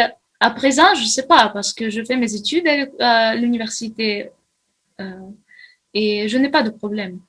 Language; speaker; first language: French; non-native, fluent; Russian